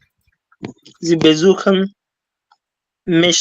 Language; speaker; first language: German; non-native, learner; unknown